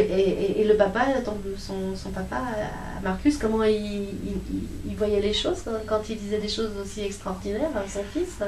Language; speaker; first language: French; native; French